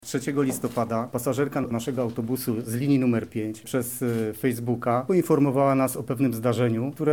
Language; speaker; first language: Polish; native; Polish